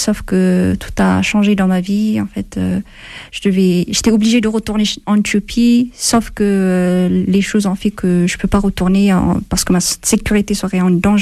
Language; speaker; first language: French; non-native, fluent; Amharic